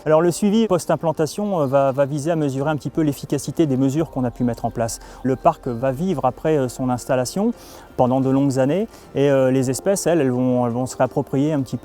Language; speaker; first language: French; native; French